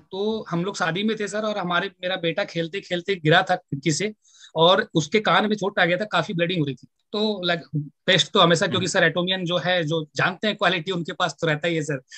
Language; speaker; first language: Hindi; native; Hindi